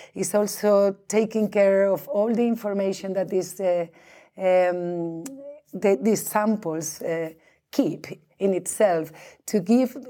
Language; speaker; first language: English; non-native, fluent; Spanish